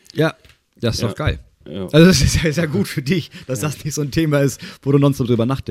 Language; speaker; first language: German; native; German